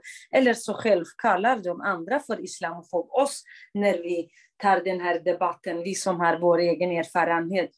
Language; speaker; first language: Swedish; non-native, fluent; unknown